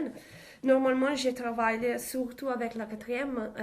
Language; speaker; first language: French; non-native, learner; Italian